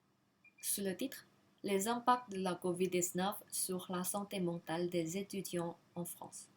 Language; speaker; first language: French; non-native, learner; Thai